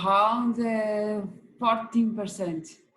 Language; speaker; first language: English; non-native, learner; Portuguese